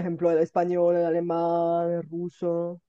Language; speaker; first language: Spanish; non-native, fluent; Bulgarian